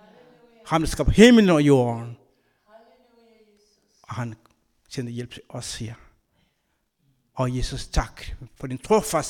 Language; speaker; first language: Danish; non-native, learner; Kabuverdianu